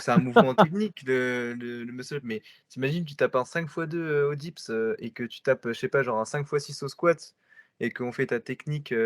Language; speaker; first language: French; native; French